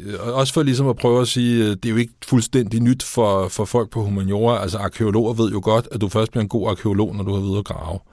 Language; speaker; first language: Danish; native; Danish